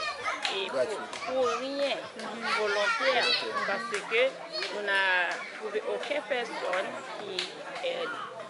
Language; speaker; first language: French; non-native, local second language; Haitian Creole